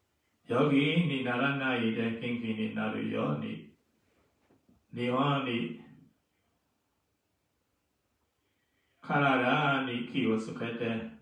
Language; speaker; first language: Japanese; non-native, fluent; Burmese